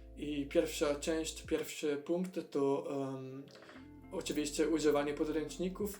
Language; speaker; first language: Polish; non-native, fluent; Italian